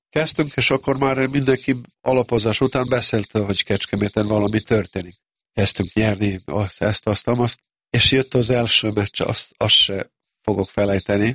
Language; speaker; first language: Hungarian; non-native, fluent; Serbian